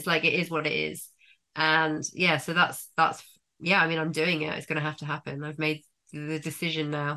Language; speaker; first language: English; native; English